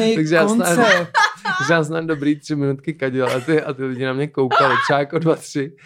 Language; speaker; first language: Czech; native; Czech